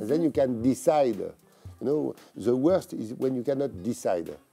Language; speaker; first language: English; non-native, fluent; French